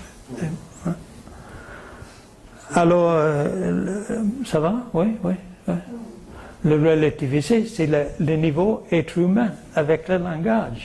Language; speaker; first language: French; non-native, learner; English